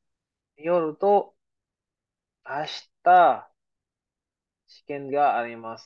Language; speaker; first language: Japanese; non-native, fluent; Filipino